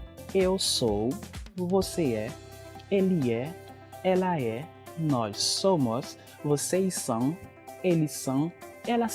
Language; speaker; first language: Portuguese; non-native, fluent; Haitian Creole